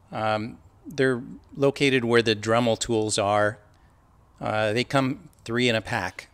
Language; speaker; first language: English; native; English